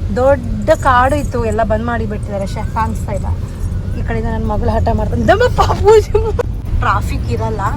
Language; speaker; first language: Kannada; non-native, local second language; Tulu